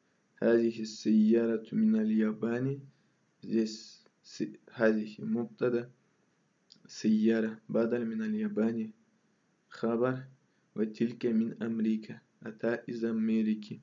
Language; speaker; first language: Arabic; non-native, fluent; Russian